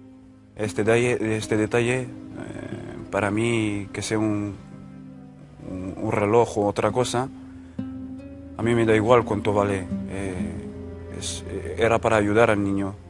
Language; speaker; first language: Spanish; non-native, fluent; French